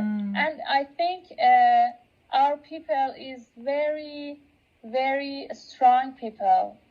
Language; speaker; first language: English; non-native, local second language; Persian